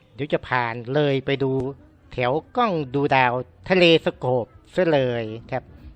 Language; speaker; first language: Thai; native; Thai